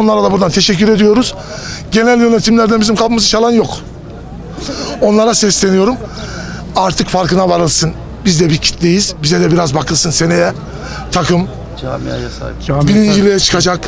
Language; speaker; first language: Turkish; native; Turkish